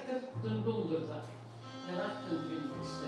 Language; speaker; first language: Dutch; native; Dutch